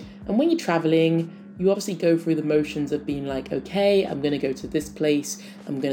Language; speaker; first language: English; native; English